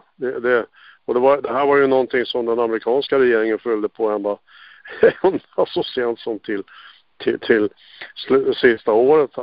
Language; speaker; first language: Swedish; native; Swedish